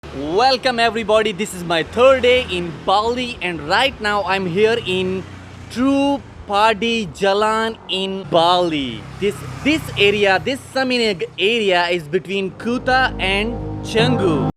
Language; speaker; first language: English; non-native, learner; Urdu